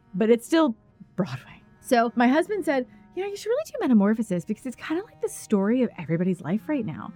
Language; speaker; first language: English; native; English